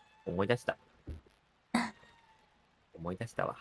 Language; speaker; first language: Japanese; native; Japanese